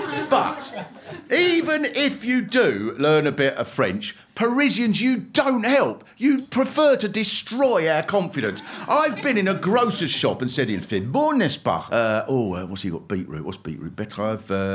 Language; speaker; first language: English; native; English